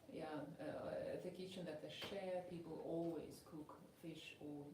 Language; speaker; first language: English; non-native, fluent; Russian